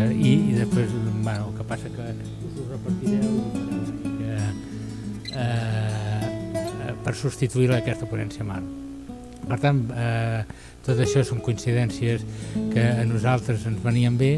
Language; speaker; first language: Catalan; native; Catalan